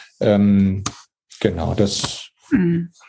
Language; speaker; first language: German; native; German